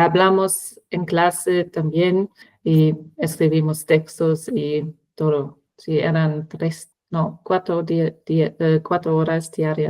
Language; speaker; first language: Spanish; non-native, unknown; German